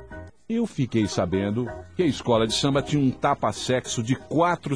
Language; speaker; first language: Portuguese; native; Portuguese